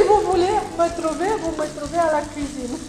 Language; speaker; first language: French; non-native, learner; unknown